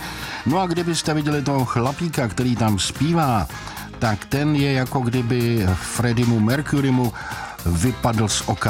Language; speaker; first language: Czech; native; Czech